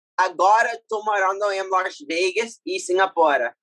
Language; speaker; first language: Portuguese; non-native, learner; English